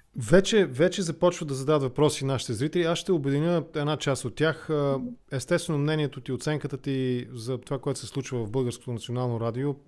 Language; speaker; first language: Bulgarian; native; Bulgarian